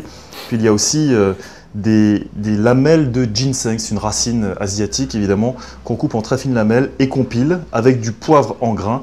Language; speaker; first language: French; native; French